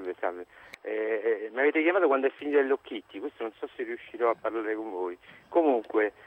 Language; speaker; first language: Italian; native; Italian